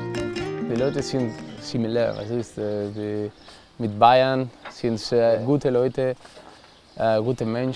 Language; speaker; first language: German; non-native, learner; Spanish